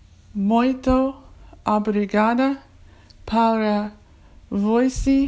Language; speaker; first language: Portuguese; non-native, learner; English